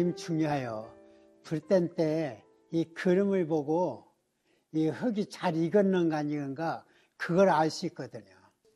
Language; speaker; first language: Korean; native; Korean